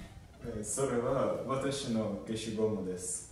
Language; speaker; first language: Japanese; non-native, learner; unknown